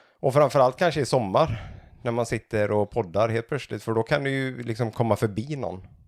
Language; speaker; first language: Swedish; native; Swedish